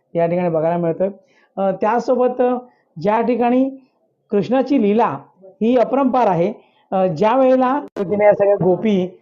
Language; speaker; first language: Marathi; non-native, local second language; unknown